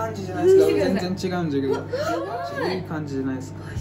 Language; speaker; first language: Japanese; non-native, fluent; English